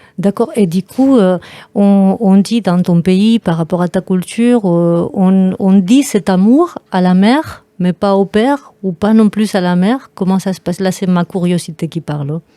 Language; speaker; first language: French; non-native, fluent; Spanish